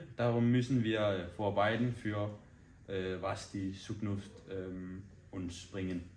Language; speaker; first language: German; non-native, learner; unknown